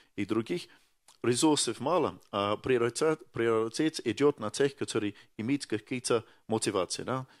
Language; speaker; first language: Russian; non-native, fluent; English